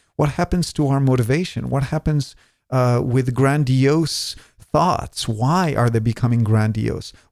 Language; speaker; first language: English; non-native, fluent; Hebrew